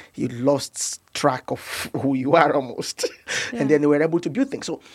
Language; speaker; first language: English; non-native, local second language; Igbo